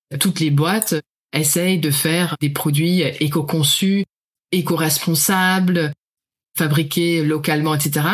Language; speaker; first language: French; non-native, fluent; Dutch